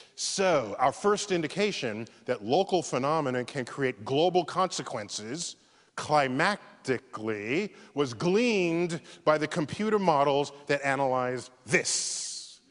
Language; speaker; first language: English; native; English